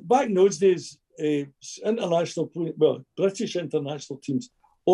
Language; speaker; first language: English; native; English